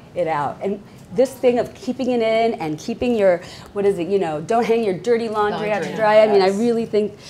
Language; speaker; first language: English; non-native, local second language; Bangla